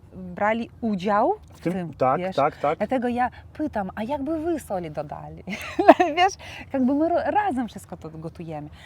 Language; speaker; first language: Polish; non-native, learner; Romanian